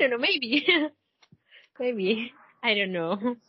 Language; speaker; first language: English; non-native, learner; Indonesian